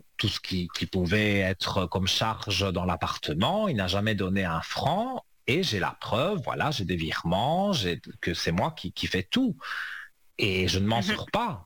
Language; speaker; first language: French; native; French